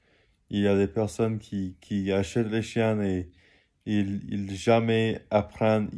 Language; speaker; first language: French; non-native, learner; English